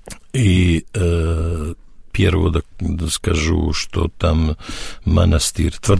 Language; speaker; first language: Russian; non-native, learner; Serbian